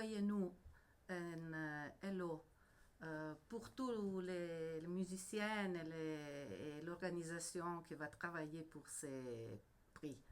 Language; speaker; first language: French; non-native, learner; Italian